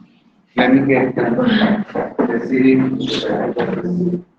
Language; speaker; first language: English; non-native, fluent; Spanish